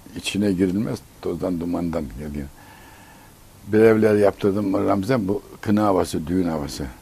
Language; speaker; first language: Turkish; native; Turkish